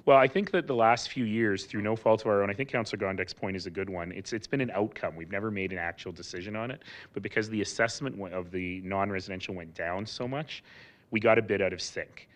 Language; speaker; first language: English; native; English